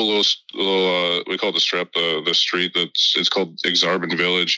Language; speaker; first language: English; native; English